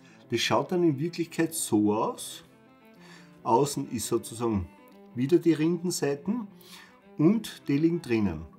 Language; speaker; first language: German; native; German